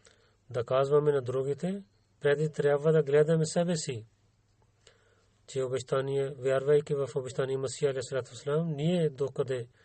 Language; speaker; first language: Bulgarian; non-native, learner; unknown